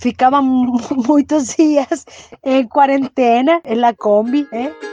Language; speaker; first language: Portuguese; non-native, fluent; Spanish